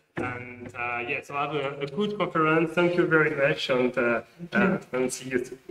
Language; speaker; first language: English; non-native, fluent; French